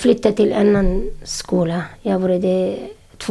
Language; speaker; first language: Swedish; non-native, learner; Syriac